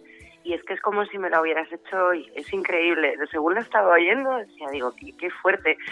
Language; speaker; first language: Spanish; native; Spanish